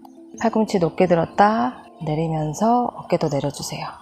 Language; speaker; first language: Korean; native; Korean